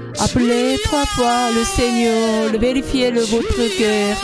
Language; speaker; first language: French; non-native, learner; Korean